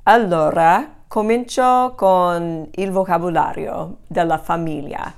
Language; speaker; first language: Italian; non-native, fluent; English